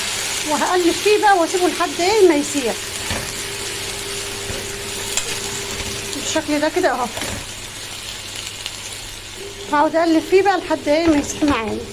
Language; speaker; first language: Arabic; native; Arabic